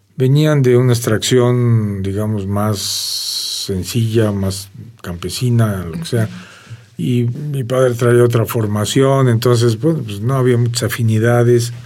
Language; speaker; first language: Spanish; native; Spanish